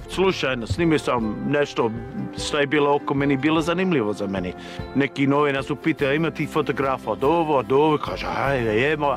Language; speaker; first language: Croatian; non-native, fluent; English